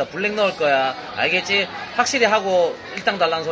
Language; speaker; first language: Korean; native; Korean